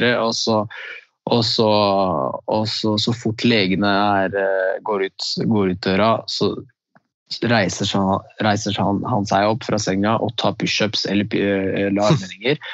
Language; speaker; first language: Norwegian; early bilingual, other home language; Riffian